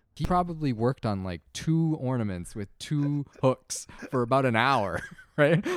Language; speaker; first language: English; native; English